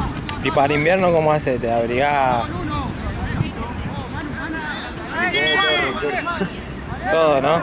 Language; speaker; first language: Spanish; native; Spanish